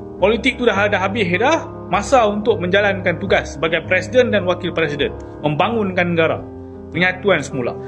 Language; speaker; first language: Malay; native; Malay